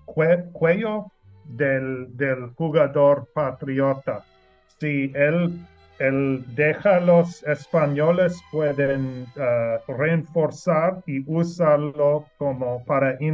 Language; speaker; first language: Spanish; non-native, learner; English